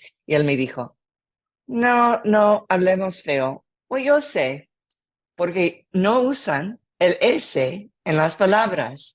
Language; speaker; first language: Spanish; non-native, learner; English